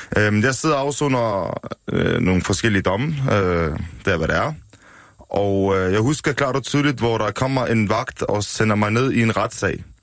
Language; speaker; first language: Danish; early bilingual, other home language; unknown